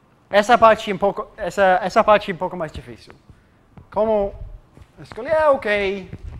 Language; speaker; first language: Portuguese; non-native, fluent; English